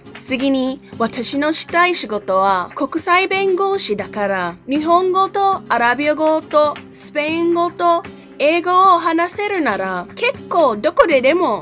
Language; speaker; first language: Japanese; non-native, learner; English